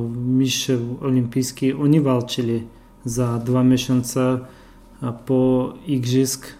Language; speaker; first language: Polish; non-native, fluent; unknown